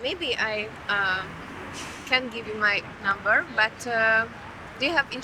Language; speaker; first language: English; non-native, learner; Hungarian